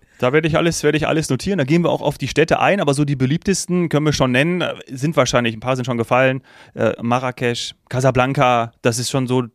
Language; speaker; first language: German; native; German